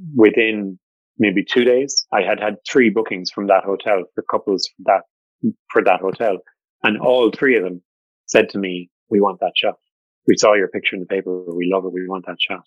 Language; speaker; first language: English; native; English